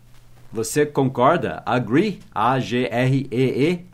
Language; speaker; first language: Portuguese; non-native, fluent; English